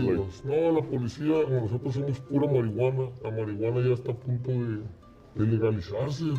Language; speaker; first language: Spanish; native; Spanish